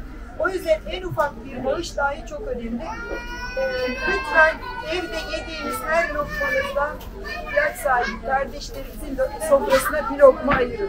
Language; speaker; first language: Turkish; native; Turkish